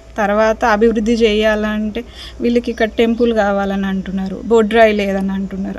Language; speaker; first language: Telugu; non-native, local second language; Lambadi